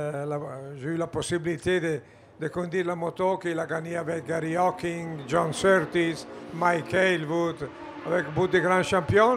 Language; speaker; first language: French; non-native, fluent; Italian